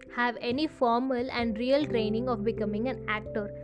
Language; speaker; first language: English; non-native, local second language; Tamil